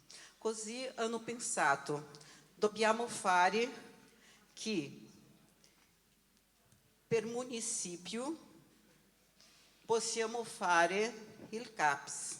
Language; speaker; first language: Italian; non-native, learner; Portuguese